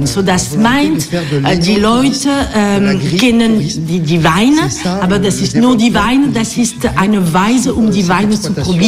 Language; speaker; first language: German; non-native, learner; French